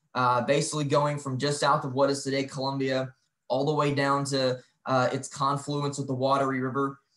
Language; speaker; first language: English; native; English